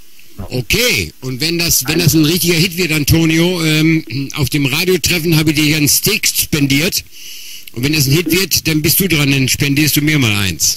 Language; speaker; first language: German; native; German